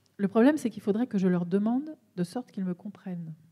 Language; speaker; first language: French; native; French